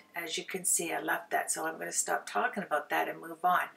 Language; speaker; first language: English; native; English